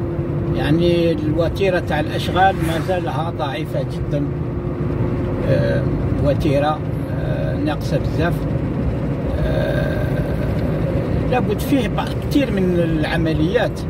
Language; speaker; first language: Arabic; native; Arabic